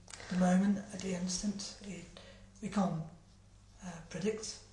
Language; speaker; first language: English; non-native, fluent; French